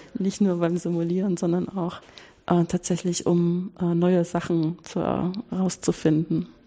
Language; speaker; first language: German; native; German